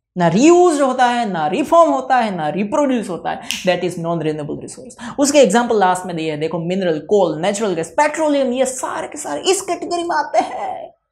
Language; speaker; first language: Hindi; non-native, local second language; Gujarati